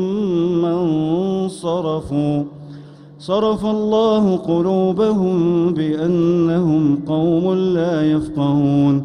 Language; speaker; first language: Arabic; native; Arabic